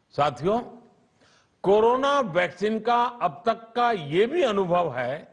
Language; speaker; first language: Hindi; non-native, local second language; Gujarati